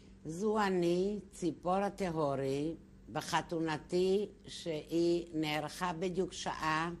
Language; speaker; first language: Hebrew; non-native, fluent; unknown